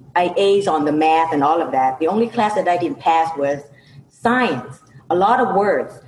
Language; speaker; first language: English; non-native, fluent; Lao